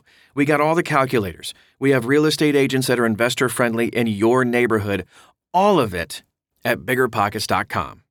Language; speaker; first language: English; native; English